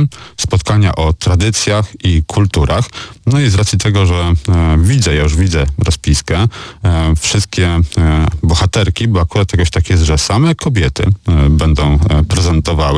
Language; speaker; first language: Polish; native; Polish